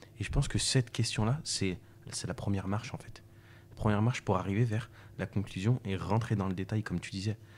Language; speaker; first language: French; native; French